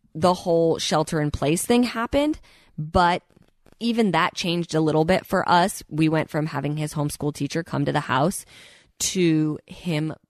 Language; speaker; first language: English; native; English